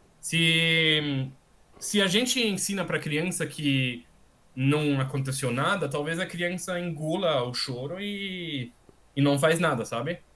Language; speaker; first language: Portuguese; non-native, fluent; German